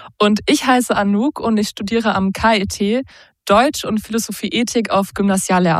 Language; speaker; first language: German; native; German